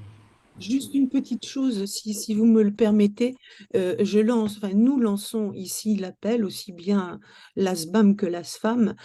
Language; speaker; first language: French; native; French